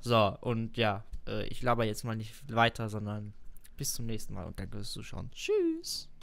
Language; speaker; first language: German; native; German